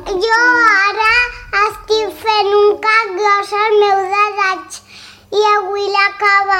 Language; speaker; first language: Catalan; non-native, local second language; Spanish